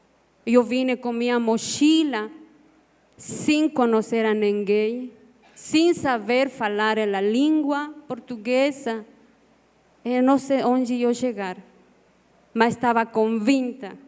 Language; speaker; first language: Portuguese; non-native, learner; Spanish